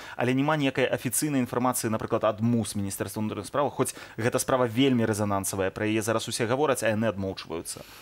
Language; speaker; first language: Belarusian; native; Belarusian